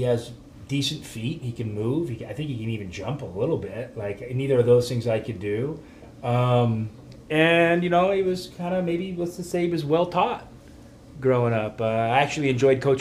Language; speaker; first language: English; native; English